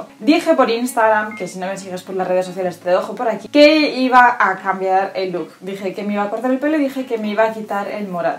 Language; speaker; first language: Spanish; native; Spanish